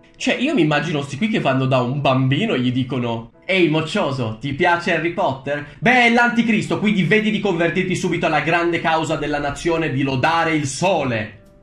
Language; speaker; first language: Italian; early bilingual, other home language; Romanian